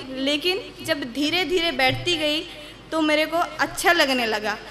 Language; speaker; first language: Hindi; native; Hindi